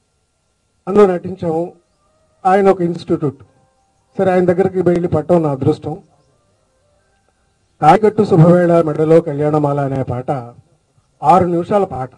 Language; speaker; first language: Telugu; native; Telugu